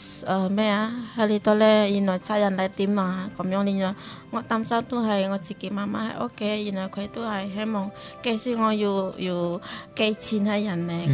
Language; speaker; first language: Chinese; non-native, learner; Indonesian